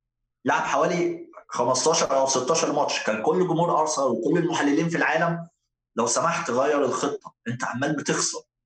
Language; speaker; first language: Arabic; native; Arabic